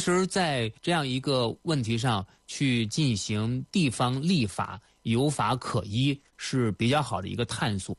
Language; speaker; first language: Chinese; native; Chinese